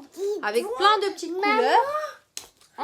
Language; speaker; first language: French; native; French